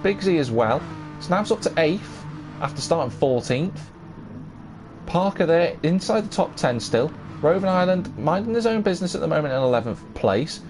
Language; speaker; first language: English; native; English